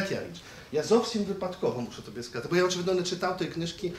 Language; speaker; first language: Ukrainian; native; Ukrainian